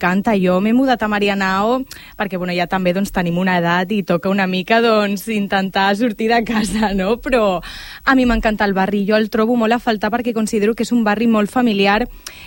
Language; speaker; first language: Catalan; native; Catalan